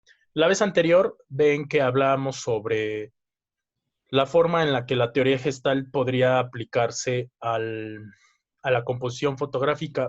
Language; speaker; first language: Spanish; native; Spanish